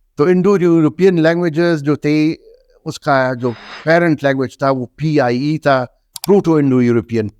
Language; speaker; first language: Urdu; non-native, local second language; Northern Hindko